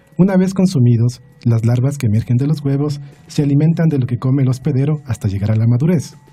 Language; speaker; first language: Spanish; native; Spanish